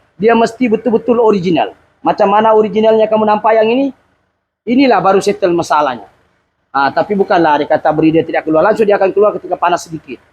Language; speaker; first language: Malay; native; Malay